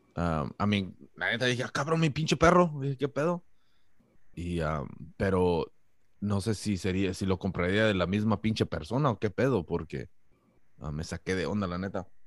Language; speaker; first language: Spanish; native; Spanish